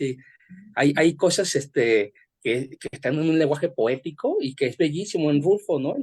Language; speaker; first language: Spanish; native; Spanish